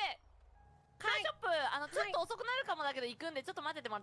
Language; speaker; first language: Japanese; native; Japanese